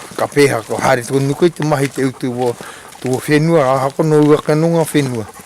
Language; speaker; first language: Māori; native; Māori